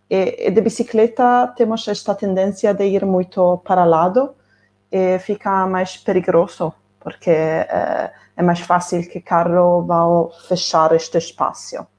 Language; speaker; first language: Portuguese; non-native, fluent; Italian